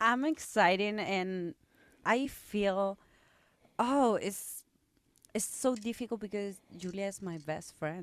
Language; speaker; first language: English; non-native, learner; Spanish